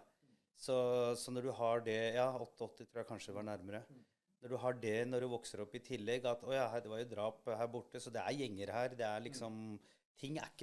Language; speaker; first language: Norwegian; early bilingual, other home language; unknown